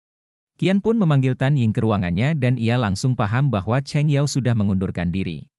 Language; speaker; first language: Indonesian; native; Indonesian